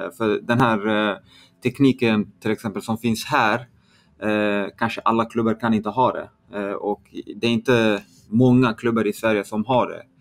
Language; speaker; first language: Swedish; early bilingual, other home language; Kurdish